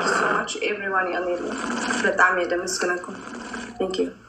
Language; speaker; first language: English; non-native, learner; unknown